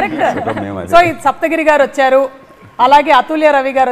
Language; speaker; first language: Telugu; native; Telugu